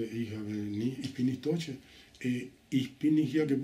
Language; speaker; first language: German; non-native, learner; Spanish